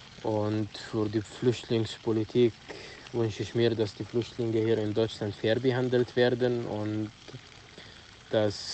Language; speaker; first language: German; non-native, fluent; Arabic